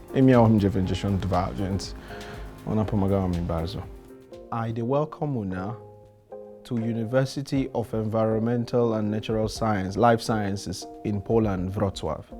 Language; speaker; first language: Polish; non-native, fluent; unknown